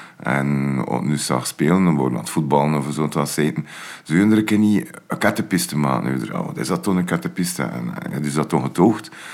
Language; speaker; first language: Dutch; native; Dutch